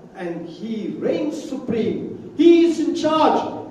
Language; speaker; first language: English; non-native, local second language; Tamil